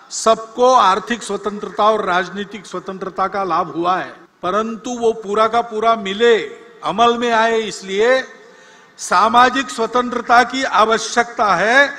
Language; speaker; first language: Hindi; non-native, local second language; Marathi